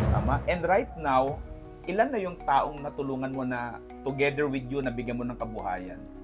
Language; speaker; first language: Filipino; native; Filipino